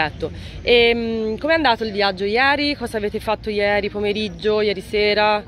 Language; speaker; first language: Italian; native; Italian